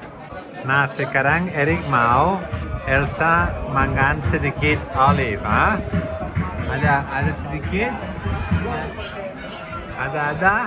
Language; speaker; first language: Indonesian; non-native, learner; Catalan